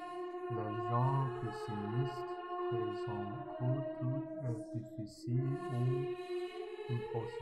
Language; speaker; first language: French; non-native, learner; Chinese